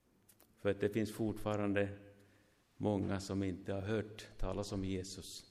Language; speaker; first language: Swedish; non-native, fluent; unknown